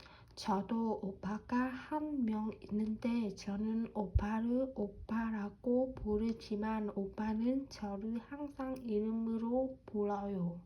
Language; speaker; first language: Korean; non-native, learner; Vietnamese